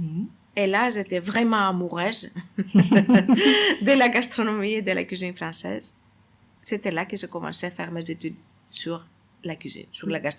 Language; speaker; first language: French; non-native, fluent; Greek